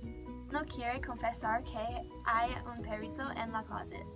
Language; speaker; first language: Spanish; non-native, learner; English